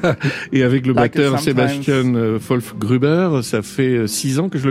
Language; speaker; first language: French; native; French